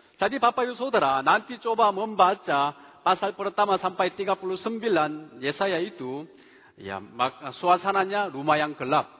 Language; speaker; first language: Indonesian; non-native, fluent; Korean